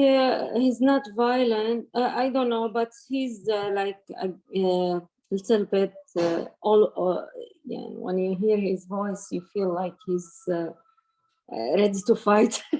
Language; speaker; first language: English; non-native, learner; Arabic